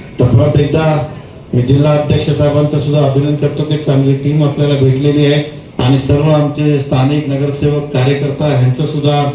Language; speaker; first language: Marathi; non-native, local second language; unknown